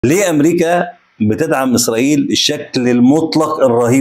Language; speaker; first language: Arabic; native; Arabic